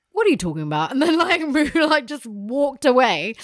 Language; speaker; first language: English; native; English